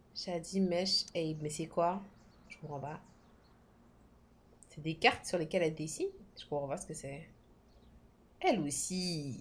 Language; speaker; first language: French; native; French